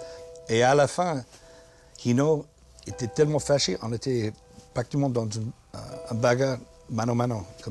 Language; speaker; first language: French; non-native, fluent; English